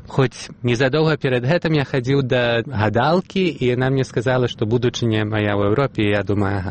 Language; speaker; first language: Belarusian; early bilingual, heritage; Belarusian